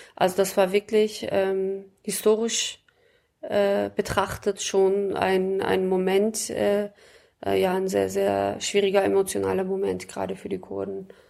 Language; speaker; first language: German; early bilingual, other home language; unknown